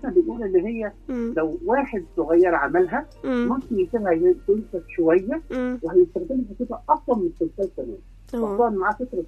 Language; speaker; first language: Arabic; native; Arabic